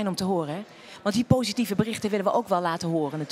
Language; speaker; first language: Dutch; native; Dutch